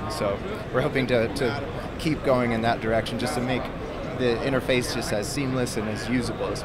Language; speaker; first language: English; native; English